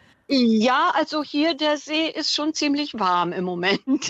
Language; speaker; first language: German; native; German